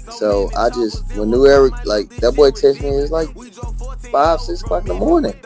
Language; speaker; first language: English; native; English